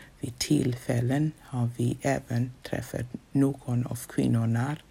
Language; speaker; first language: Swedish; non-native, fluent; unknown